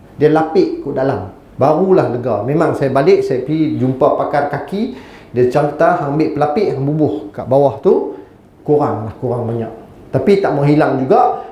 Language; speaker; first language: Malay; native; Malay